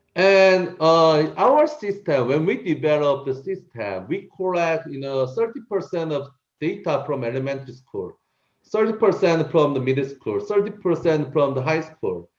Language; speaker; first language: English; non-native, learner; Korean